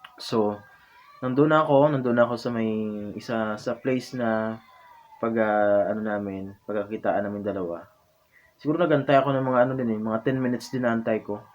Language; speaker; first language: Filipino; non-native, local second language; Hiligaynon